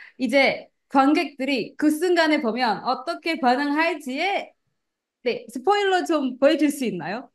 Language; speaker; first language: Korean; non-native, fluent; Indonesian